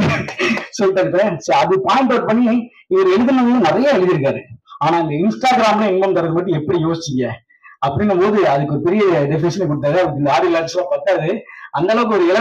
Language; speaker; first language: Tamil; native; Tamil